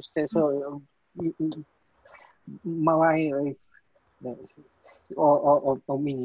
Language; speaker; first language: Japanese; non-native, learner; Polish